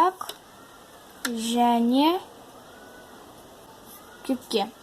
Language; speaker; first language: Kazakh; non-native, learner; Russian